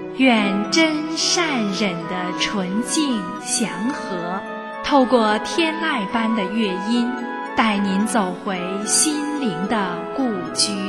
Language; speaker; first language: Chinese; native; Chinese